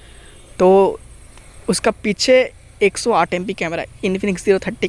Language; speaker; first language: Hindi; non-native, local second language; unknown